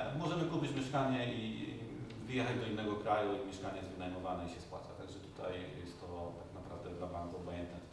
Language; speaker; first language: Polish; native; Polish